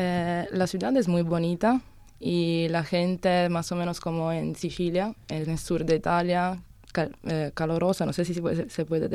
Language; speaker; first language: Spanish; non-native, learner; Italian